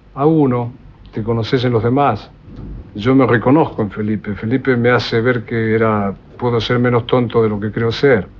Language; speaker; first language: Spanish; native; Spanish